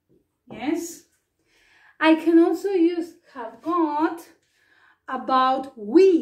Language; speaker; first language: English; non-native, fluent; Spanish